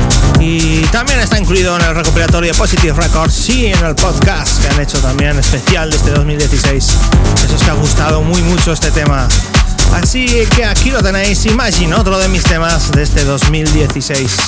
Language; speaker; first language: Spanish; native; Spanish